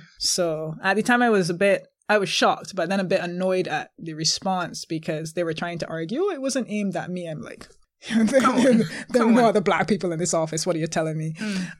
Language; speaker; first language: English; native; English